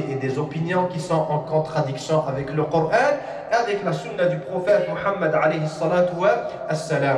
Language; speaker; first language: French; non-native, local second language; Arabic